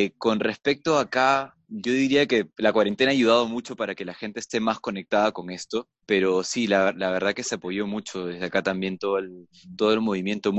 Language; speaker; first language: Spanish; native; Spanish